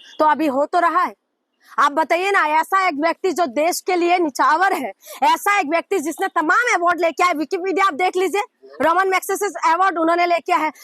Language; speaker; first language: Hindi; non-native, local second language; Assamese